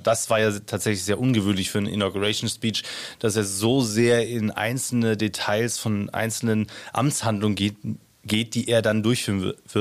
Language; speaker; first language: German; native; German